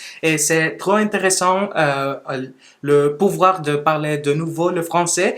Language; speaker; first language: French; non-native, local second language; Spanish